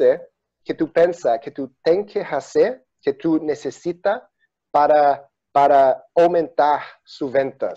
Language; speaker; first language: Spanish; non-native, learner; Portuguese